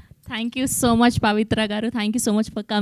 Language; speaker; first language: Telugu; native; Telugu